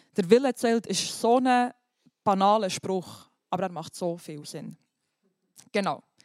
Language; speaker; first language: German; early bilingual, other home language; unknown